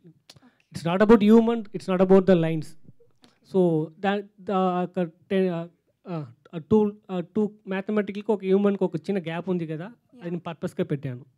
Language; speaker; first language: Telugu; non-native, local second language; Tamil